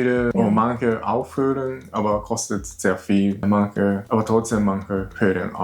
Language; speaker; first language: German; non-native, learner; Japanese